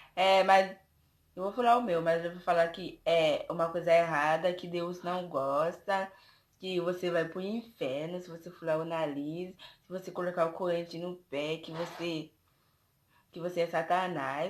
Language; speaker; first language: Portuguese; non-native, fluent; Haitian Creole